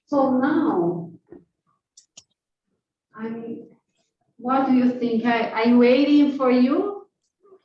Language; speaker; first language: English; non-native, learner; Portuguese